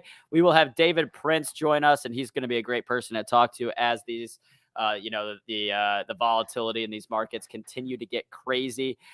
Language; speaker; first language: English; native; English